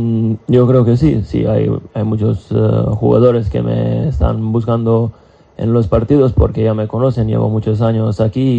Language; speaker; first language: Spanish; non-native, fluent; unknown